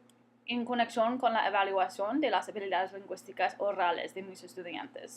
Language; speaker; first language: Spanish; non-native, fluent; English